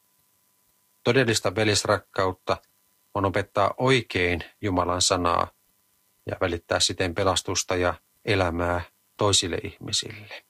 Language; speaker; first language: Finnish; native; Finnish